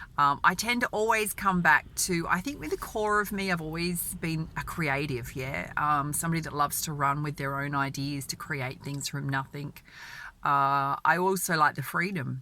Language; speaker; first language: English; native; English